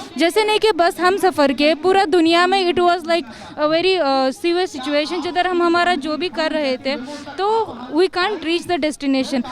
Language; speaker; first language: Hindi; non-native, local second language; Kannada